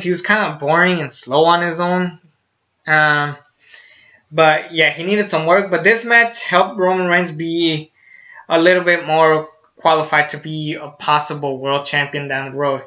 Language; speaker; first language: English; native; English